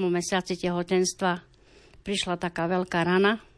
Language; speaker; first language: Slovak; native; Slovak